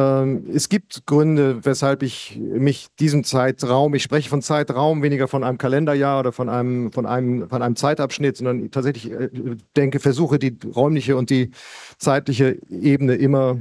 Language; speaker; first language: German; native; German